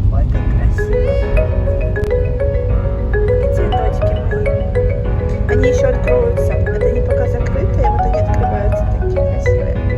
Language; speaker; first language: Russian; native; Russian